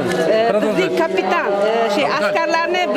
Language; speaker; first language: Turkish; non-native, learner; Uzbek